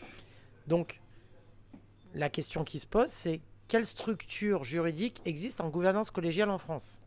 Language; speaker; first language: French; native; French